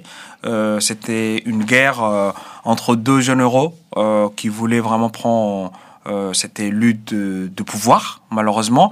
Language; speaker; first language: French; non-native, fluent; Arabic